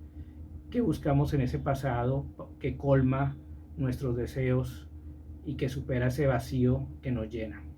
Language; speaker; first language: Spanish; native; Spanish